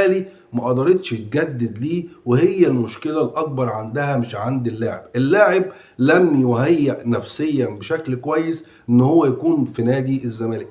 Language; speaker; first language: Arabic; native; Arabic